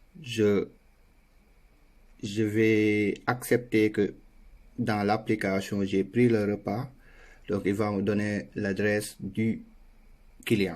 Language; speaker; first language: French; non-native, local second language; Wolof